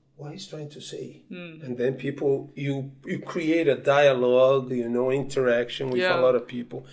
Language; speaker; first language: English; non-native, fluent; Portuguese